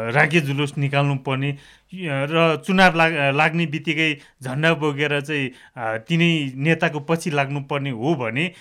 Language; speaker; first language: Nepali; native; Nepali